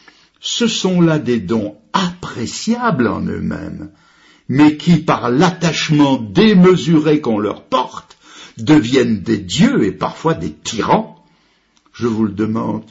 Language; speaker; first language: French; native; French